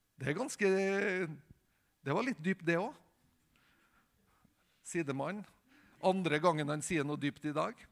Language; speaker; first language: Norwegian; native; Norwegian